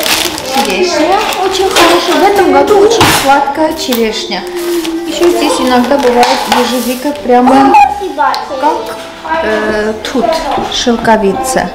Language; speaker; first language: Russian; non-native, fluent; Armenian